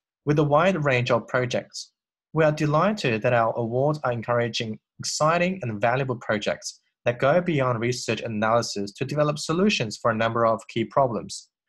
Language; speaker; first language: English; non-native, fluent; Chinese